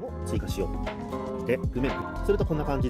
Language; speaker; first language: Japanese; native; Japanese